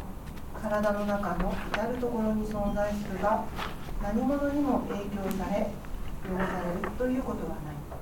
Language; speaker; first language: Japanese; native; Japanese